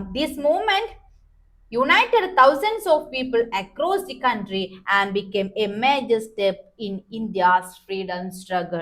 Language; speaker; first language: English; non-native, local second language; Malayalam